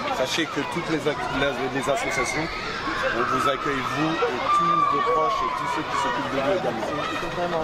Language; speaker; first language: French; native; French